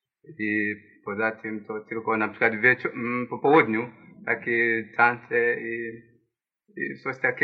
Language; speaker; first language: Polish; non-native, learner; Swahili